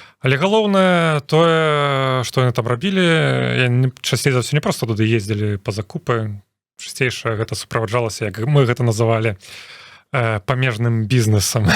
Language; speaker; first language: Belarusian; non-native, local second language; Russian